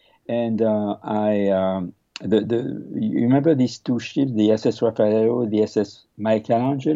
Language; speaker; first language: English; non-native, fluent; French